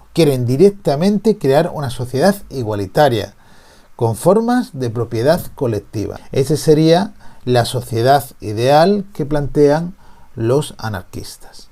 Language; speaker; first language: Spanish; native; Spanish